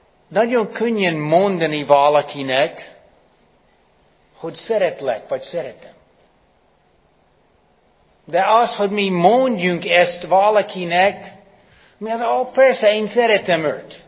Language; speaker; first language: Hungarian; non-native, fluent; English